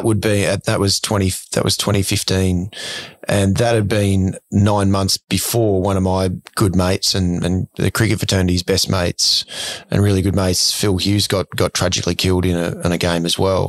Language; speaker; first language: English; native; English